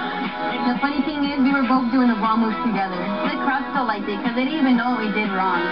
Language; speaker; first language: English; early bilingual, other home language; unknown